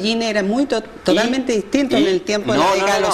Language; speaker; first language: Spanish; native; Spanish